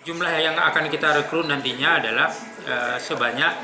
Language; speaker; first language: Indonesian; native; Indonesian